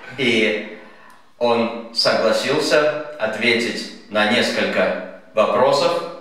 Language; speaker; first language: Russian; native; Russian